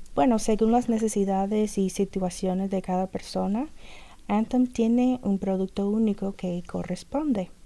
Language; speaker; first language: Spanish; non-native, fluent; English